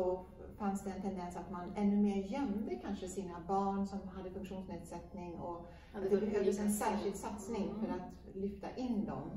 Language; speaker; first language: Swedish; native; Swedish